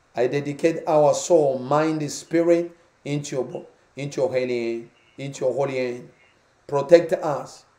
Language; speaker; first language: English; non-native, fluent; Lingala